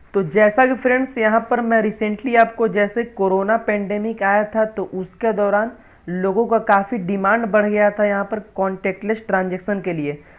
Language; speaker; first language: Hindi; native; Hindi